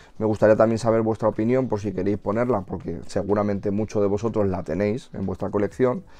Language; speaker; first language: Spanish; native; Spanish